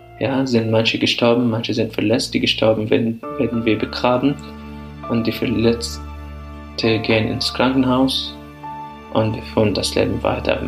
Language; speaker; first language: German; non-native, fluent; Arabic